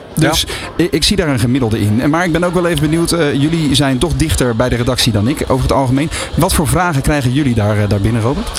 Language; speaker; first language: Dutch; native; Dutch